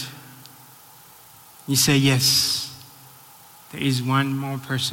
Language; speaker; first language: English; non-native, local second language; Rundi